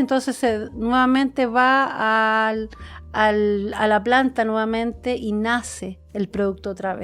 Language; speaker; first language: Spanish; native; Spanish